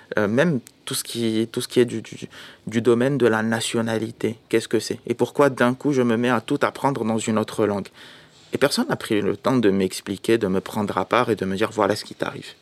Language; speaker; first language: French; non-native, local second language; Arabic